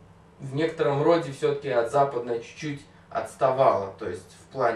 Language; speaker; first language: Russian; native; Russian